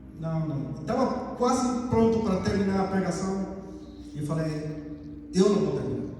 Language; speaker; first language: Portuguese; non-native, fluent; Spanish